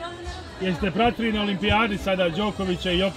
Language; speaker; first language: Serbian; native; Serbian